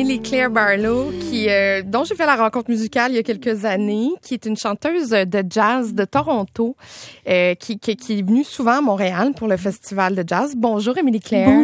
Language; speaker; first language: French; native; French